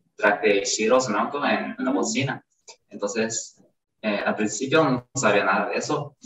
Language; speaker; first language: Spanish; non-native, learner; Japanese